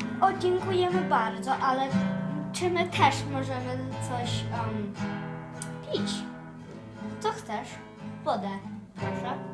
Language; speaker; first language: Polish; early bilingual, heritage; Polish